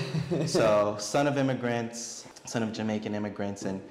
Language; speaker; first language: English; native; English